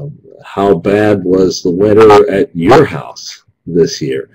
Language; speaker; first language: English; native; English